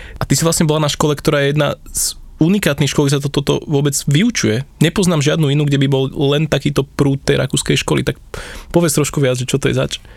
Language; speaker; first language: Slovak; native; Slovak